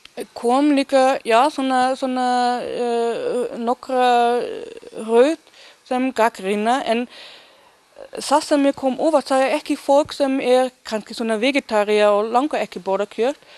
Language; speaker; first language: Icelandic; non-native, learner; Danish